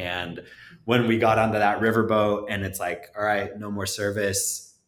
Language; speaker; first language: English; native; English